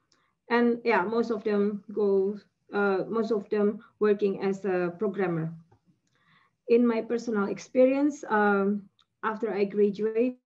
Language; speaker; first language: English; non-native, fluent; Indonesian